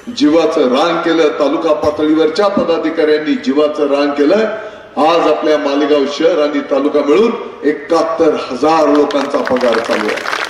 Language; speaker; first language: Marathi; native; Marathi